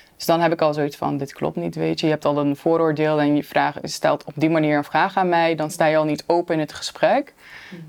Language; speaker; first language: Dutch; early bilingual, other home language; Turkish